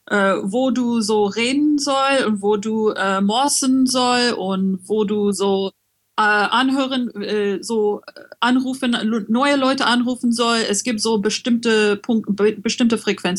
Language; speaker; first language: German; non-native, learner; French